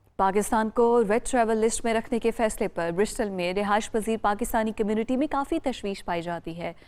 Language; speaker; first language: Urdu; native; Urdu